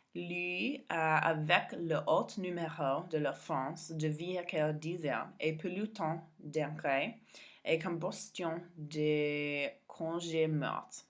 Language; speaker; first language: French; non-native, learner; English